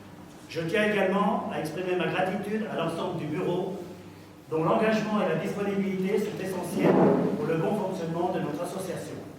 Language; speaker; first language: French; native; French